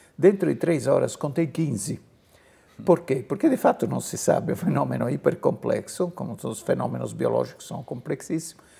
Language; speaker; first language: Portuguese; non-native, fluent; Italian